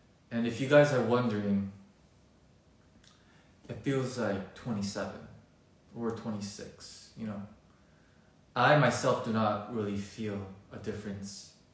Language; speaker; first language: English; early bilingual, other home language; Korean